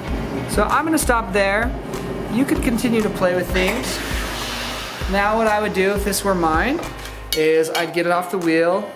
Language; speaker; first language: English; native; English